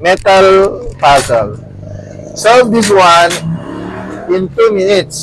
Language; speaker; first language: English; non-native, local second language; Cebuano